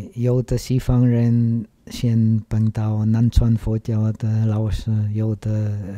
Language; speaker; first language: Chinese; non-native, learner; Czech